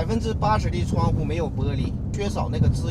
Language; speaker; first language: Chinese; native; Chinese